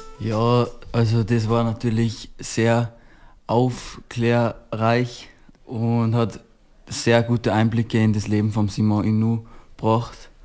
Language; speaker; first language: German; native; German